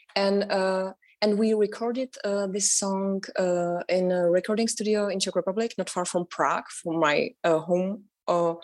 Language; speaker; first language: English; non-native, fluent; Czech